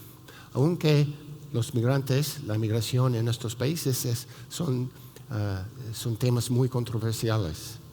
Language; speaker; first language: Spanish; non-native, fluent; English